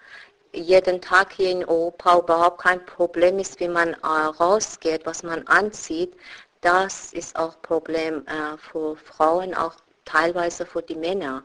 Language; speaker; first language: German; non-native, fluent; Persian